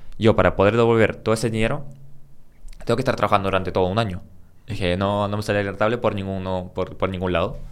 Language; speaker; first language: Spanish; early bilingual, other home language; Russian